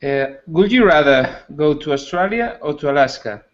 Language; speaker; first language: English; non-native, learner; Spanish